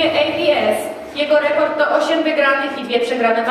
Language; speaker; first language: Polish; native; Polish